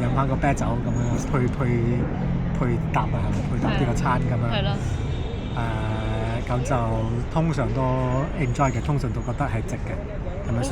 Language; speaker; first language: Cantonese; early bilingual, heritage; Cantonese